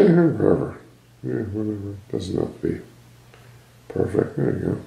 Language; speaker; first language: English; native; English